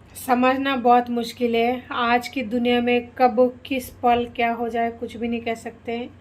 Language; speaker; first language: Hindi; non-native, local second language; Bangla